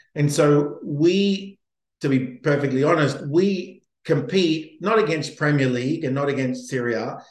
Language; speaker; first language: English; native; English